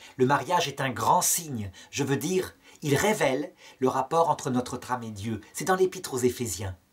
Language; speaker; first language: French; native; French